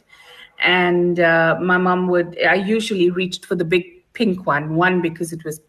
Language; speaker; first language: English; native; English